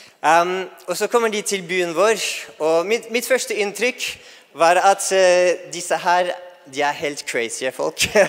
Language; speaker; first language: Norwegian; non-native, fluent; English